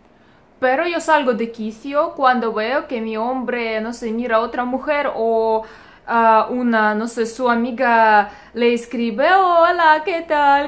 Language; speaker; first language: Spanish; non-native, learner; Russian